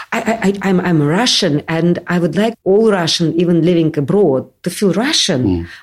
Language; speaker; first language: English; non-native, learner; Russian